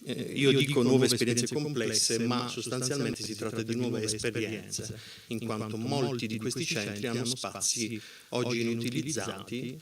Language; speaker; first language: Italian; native; Italian